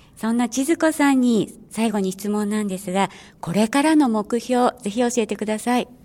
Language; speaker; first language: Japanese; native; Japanese